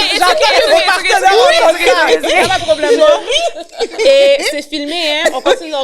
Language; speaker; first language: French; native; French